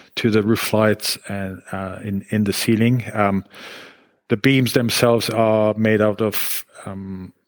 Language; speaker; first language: English; non-native, fluent; Hebrew